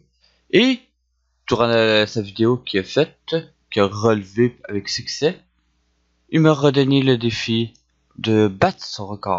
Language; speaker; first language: French; native; French